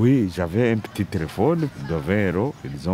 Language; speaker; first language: French; non-native, local second language; Kinyarwanda